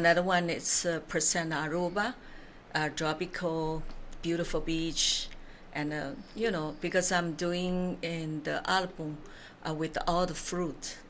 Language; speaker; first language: English; non-native, learner; Chinese